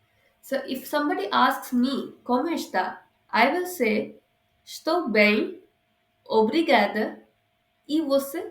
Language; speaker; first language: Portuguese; non-native, fluent; Hindi